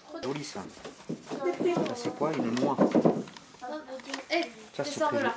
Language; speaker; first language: French; native; French